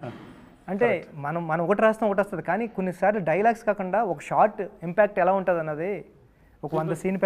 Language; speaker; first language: Telugu; native; Telugu